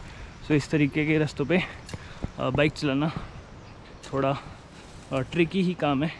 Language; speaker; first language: Hindi; native; Hindi